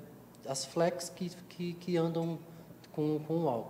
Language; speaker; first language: Portuguese; native; Portuguese